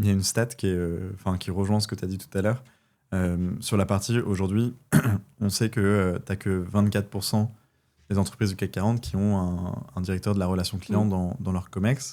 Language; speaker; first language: French; native; French